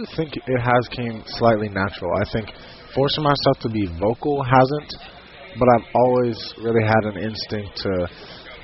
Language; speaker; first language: English; native; English